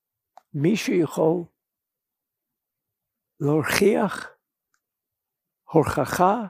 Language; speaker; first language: Hebrew; non-native, fluent; English